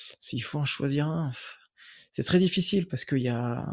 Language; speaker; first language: French; native; French